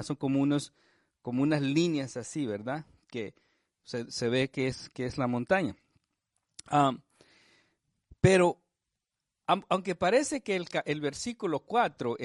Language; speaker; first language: Spanish; native; Spanish